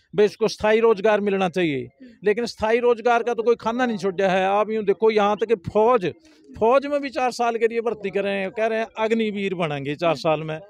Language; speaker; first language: Hindi; native; Hindi